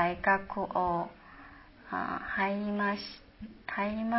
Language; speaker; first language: Japanese; non-native, learner; Chinese